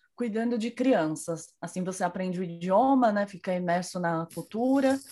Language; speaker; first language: Portuguese; native; Portuguese